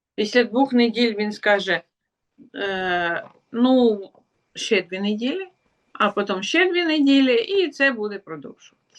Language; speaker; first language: Ukrainian; non-native, local second language; Russian